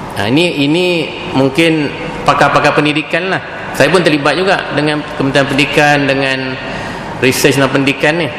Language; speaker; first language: Malay; native; Malay